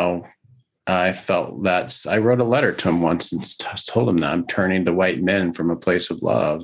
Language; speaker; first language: English; native; English